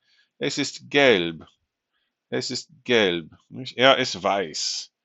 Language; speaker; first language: German; non-native, fluent; English